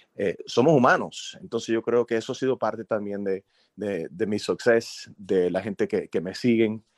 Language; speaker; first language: Spanish; early bilingual, heritage; Spanish